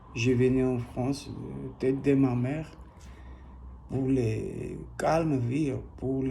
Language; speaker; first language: French; non-native, learner; Armenian